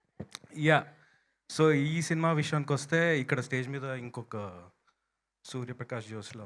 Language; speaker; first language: Telugu; native; Telugu